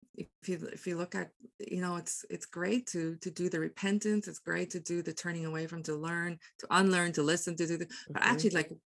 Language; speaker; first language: English; non-native, local second language; Afrikaans